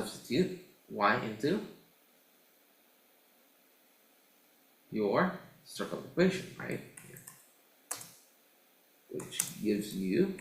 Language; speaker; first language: English; non-native, fluent; Indonesian